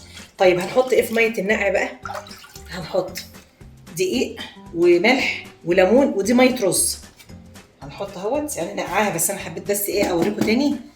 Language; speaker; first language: Arabic; native; Arabic